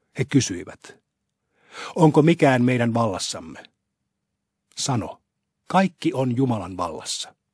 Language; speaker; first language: Finnish; native; Finnish